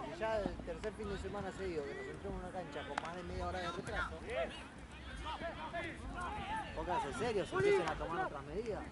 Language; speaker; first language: Spanish; native; Spanish